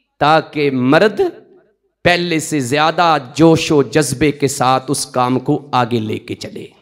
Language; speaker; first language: Urdu; non-native, local second language; Punjabi